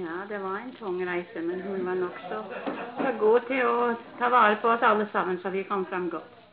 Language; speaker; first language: Norwegian; early bilingual, heritage; Norwegian